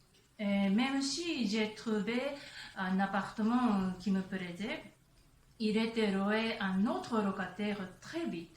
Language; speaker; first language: French; non-native, learner; Japanese